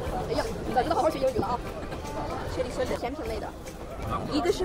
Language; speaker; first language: Chinese; native; Chinese